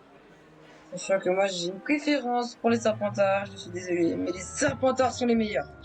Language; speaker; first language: French; native; French